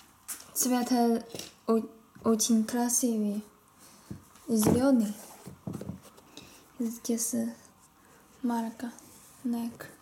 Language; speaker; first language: Russian; non-native, learner; Chinese